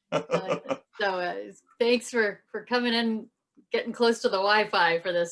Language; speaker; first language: English; native; English